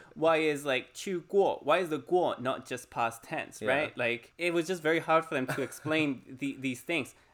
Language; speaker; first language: English; early bilingual, other home language; Spanish